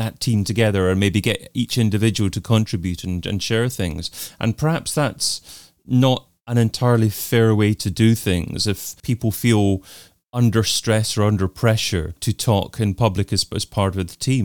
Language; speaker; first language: English; native; English